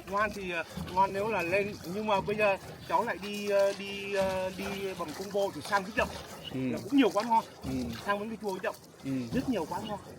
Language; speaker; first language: Vietnamese; native; Vietnamese